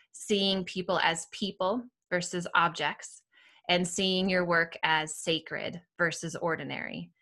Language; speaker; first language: English; native; English